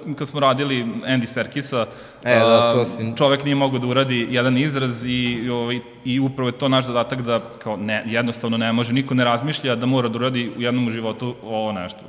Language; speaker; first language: Serbian; native; Serbian